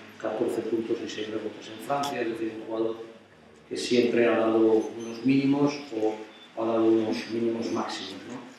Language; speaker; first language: Spanish; native; Spanish